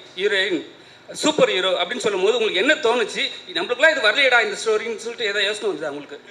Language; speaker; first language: Tamil; native; Tamil